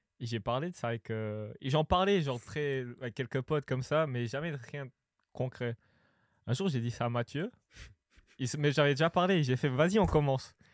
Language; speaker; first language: French; native; French